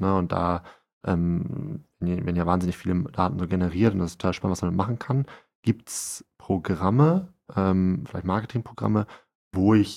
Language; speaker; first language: German; native; German